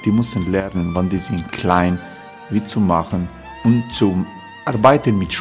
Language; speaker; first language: German; non-native, fluent; Croatian